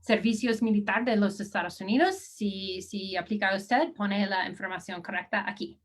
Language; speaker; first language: Spanish; non-native, learner; English